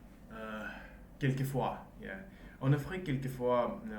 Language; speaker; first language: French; non-native, learner; Russian